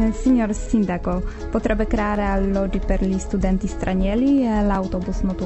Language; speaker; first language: Italian; non-native, fluent; Polish